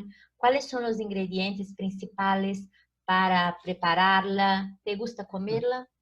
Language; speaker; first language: Spanish; non-native, fluent; Portuguese